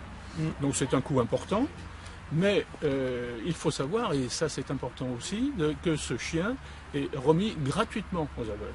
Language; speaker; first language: French; native; French